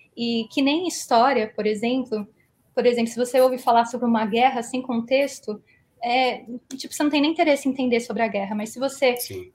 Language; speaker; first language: Portuguese; early bilingual, heritage; Portuguese